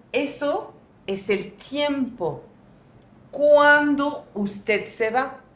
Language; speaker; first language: Spanish; non-native, fluent; French